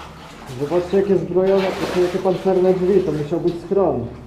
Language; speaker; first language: Polish; native; Polish